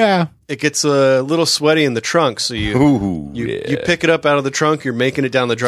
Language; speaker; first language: English; native; English